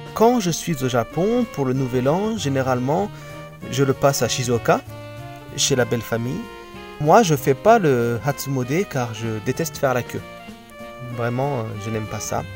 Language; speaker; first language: French; native; French